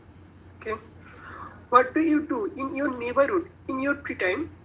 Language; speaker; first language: English; non-native, learner; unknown